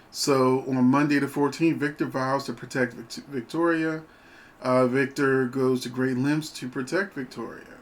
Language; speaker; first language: English; native; English